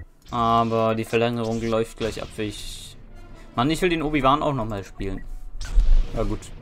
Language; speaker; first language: German; native; German